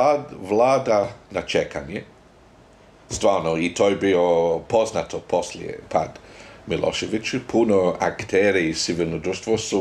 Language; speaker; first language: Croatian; non-native, fluent; English